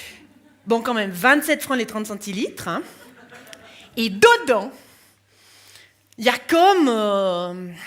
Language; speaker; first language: French; native; French